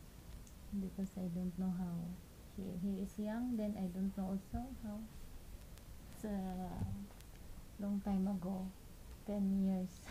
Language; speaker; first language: English; non-native, local second language; Cebuano